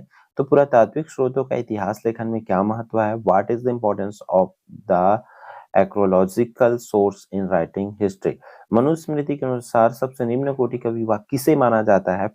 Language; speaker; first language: Hindi; native; Hindi